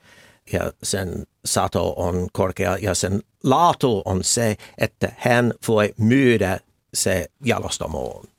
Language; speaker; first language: Finnish; non-native, fluent; English